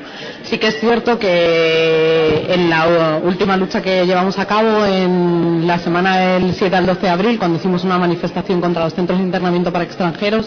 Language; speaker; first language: Spanish; native; Spanish